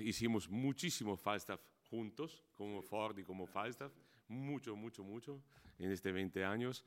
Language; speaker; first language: Spanish; non-native, fluent; Italian